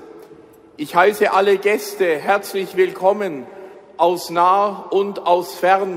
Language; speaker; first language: German; native; German